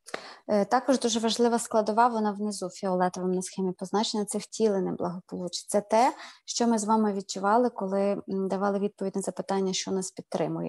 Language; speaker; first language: Ukrainian; native; Ukrainian